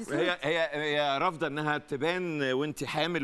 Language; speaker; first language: Arabic; native; Arabic